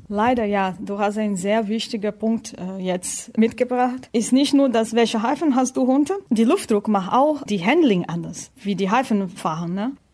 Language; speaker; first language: German; non-native, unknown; Portuguese